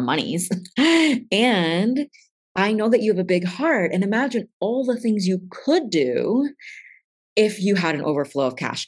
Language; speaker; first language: English; native; English